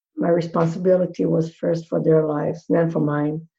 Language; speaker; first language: English; non-native, fluent; Hebrew